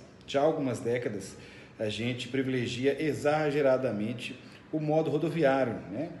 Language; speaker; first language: Portuguese; native; Portuguese